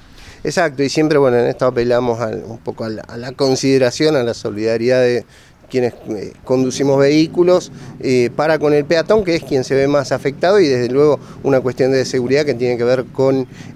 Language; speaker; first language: Spanish; native; Spanish